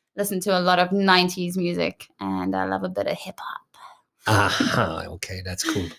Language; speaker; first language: English; native; English